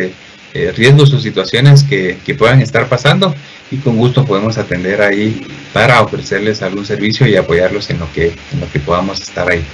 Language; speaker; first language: Spanish; native; Spanish